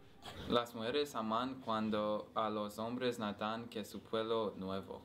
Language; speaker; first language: Spanish; non-native, learner; English